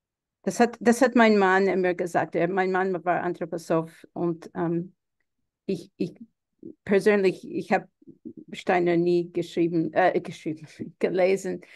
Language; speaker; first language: German; non-native, fluent; English